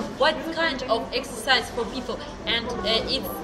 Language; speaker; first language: English; non-native, learner; Russian